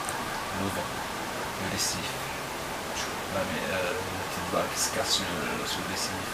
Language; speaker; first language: French; non-native, local second language; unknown